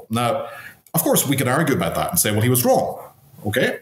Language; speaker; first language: English; native; English